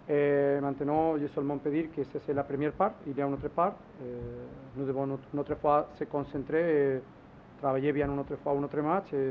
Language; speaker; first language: French; non-native, learner; Spanish